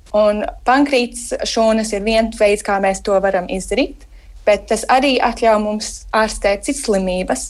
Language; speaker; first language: Latvian; early bilingual, heritage; Latvian